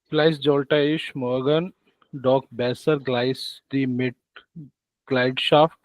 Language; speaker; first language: German; non-native, learner; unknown